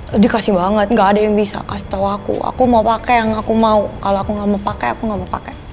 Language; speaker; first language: Indonesian; native; Indonesian